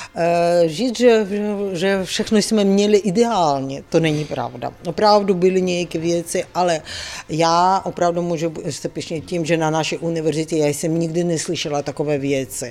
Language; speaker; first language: Czech; non-native, fluent; Ukrainian